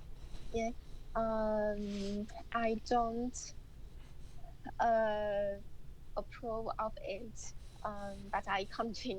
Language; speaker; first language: English; non-native, learner; Chinese